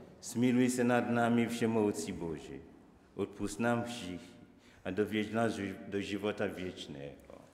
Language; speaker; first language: Czech; non-native, learner; Igbo